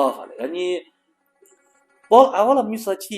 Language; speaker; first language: Persian; non-native, learner; Chinese